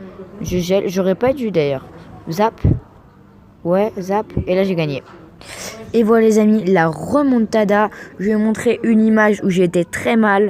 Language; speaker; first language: French; native; French